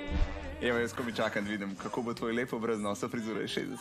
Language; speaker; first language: Slovenian; native; Slovenian